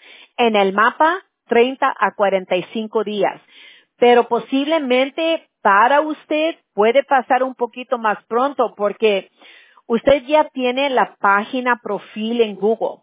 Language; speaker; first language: Spanish; early bilingual, heritage; Spanish